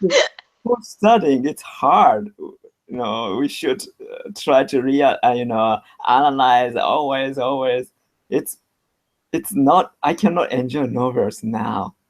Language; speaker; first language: English; non-native, learner; Japanese